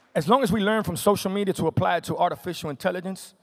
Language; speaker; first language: English; native; English